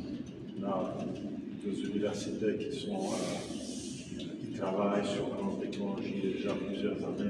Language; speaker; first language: French; non-native, fluent; Czech